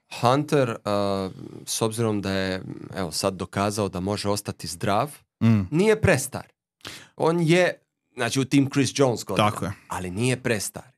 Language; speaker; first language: Croatian; native; Croatian